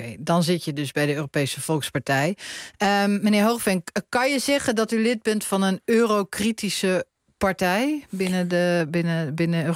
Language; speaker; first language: Dutch; native; Dutch